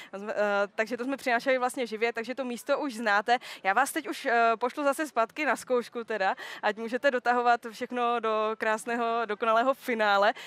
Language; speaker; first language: Czech; native; Czech